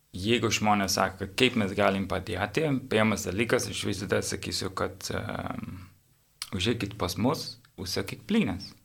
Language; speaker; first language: Lithuanian; non-native, learner; English